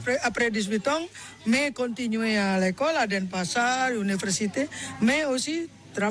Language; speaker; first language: French; non-native, learner; Balinese